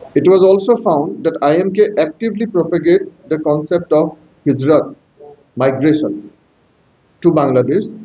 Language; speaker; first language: English; non-native, local second language; Assamese